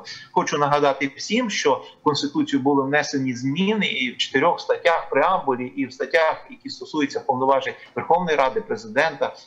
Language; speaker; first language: Ukrainian; native; Ukrainian